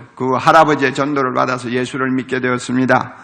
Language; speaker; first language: Korean; native; Korean